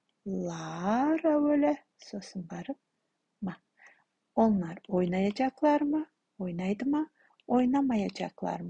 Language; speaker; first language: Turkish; non-native, fluent; Kazakh